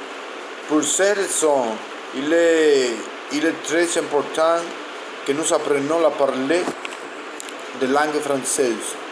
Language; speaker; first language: French; non-native, learner; Spanish